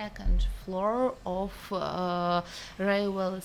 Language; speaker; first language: English; non-native, learner; Ukrainian